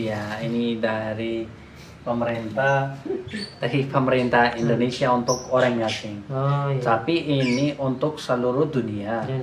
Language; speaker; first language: Indonesian; non-native, learner; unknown